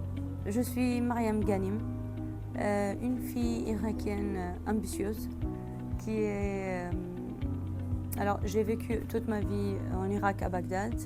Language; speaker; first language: French; non-native, fluent; Arabic